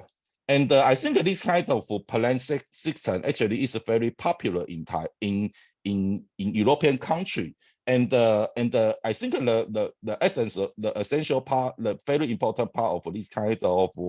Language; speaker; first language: English; non-native, fluent; Chinese